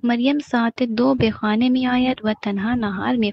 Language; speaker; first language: Persian; non-native, learner; Urdu